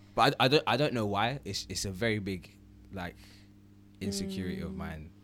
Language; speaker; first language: English; early bilingual, other home language; Ganda